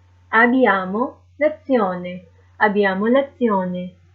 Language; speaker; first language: Italian; non-native, fluent; English